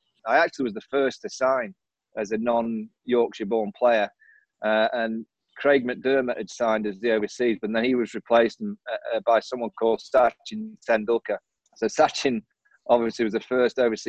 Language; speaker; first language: English; native; English